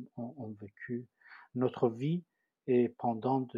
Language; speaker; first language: French; non-native, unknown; Persian